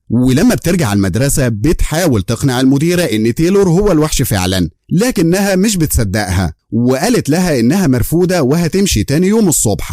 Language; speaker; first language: Arabic; native; Arabic